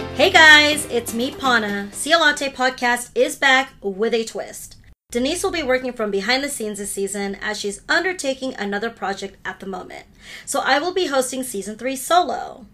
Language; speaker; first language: English; early bilingual, other home language; Hindi